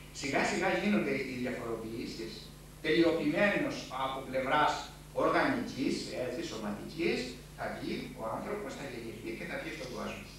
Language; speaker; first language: Greek; native; Greek